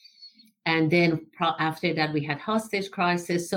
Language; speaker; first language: English; non-native, fluent; Persian